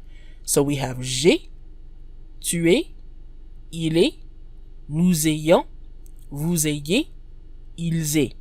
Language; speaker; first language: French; non-native, fluent; English